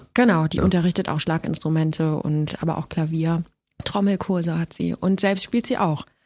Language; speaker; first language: German; native; German